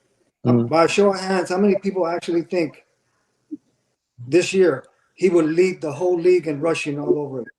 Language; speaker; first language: English; native; English